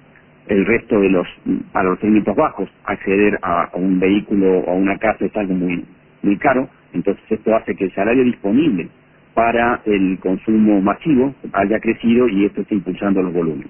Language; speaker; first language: Spanish; native; Spanish